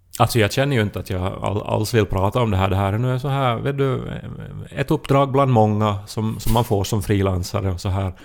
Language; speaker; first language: Swedish; native; Swedish